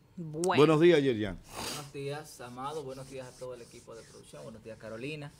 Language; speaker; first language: Spanish; native; Spanish